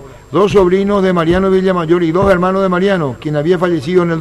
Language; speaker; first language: Spanish; native; Spanish